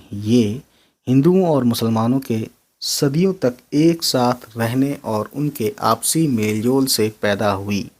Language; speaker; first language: Urdu; native; Urdu